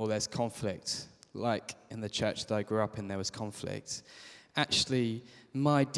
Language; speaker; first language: English; native; English